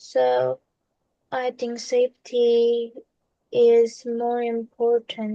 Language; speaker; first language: English; non-native, learner; Korean